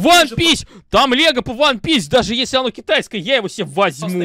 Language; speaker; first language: Russian; native; Russian